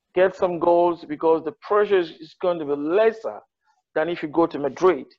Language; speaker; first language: English; non-native, local second language; Yoruba